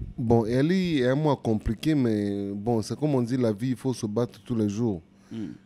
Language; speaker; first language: French; non-native, local second language; Lingala